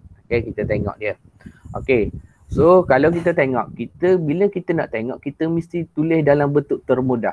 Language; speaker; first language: Malay; native; Malay